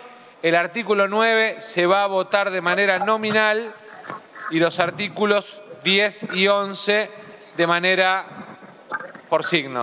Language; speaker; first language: Spanish; native; Spanish